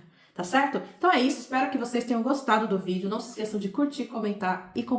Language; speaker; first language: Portuguese; native; Portuguese